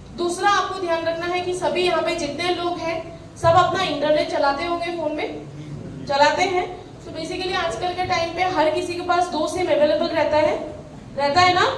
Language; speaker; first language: Hindi; non-native, local second language; Assamese